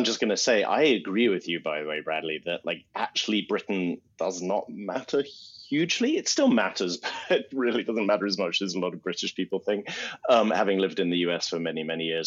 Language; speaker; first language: English; native; English